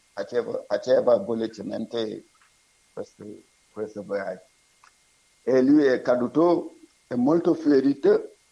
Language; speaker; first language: Italian; non-native, learner; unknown